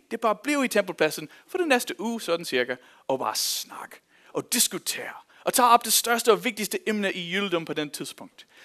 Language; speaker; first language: Danish; non-native, fluent; English